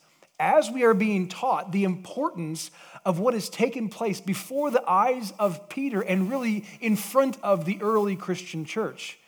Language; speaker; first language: English; native; English